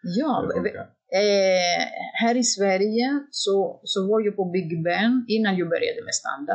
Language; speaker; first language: Swedish; non-native, fluent; Greek